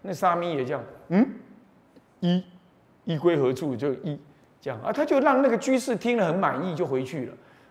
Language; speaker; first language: Chinese; native; Chinese